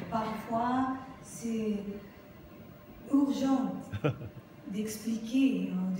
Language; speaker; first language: French; non-native, learner; Portuguese